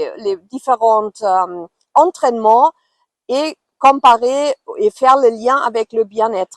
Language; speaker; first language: French; non-native, fluent; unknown